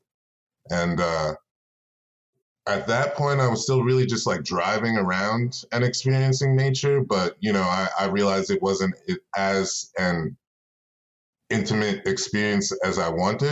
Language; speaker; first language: English; native; English